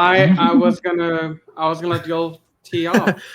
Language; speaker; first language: English; native; English